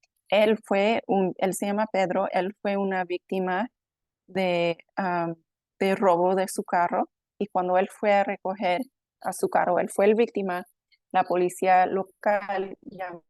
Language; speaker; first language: Spanish; non-native, fluent; English